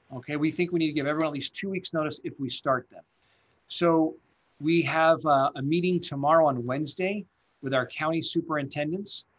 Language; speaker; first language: English; native; English